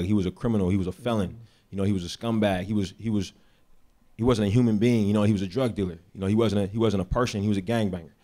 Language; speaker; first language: English; native; English